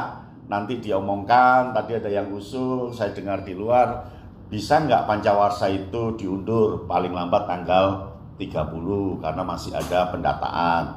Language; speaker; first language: Indonesian; native; Indonesian